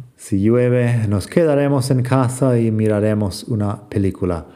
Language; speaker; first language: Spanish; non-native, fluent; English